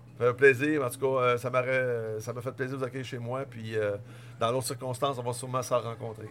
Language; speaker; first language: French; native; French